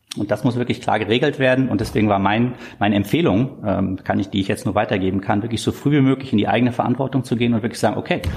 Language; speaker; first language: German; native; German